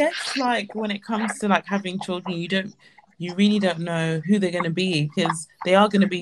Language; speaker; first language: English; native; English